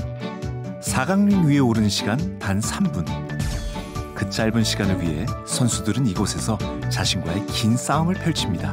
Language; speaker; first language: Korean; native; Korean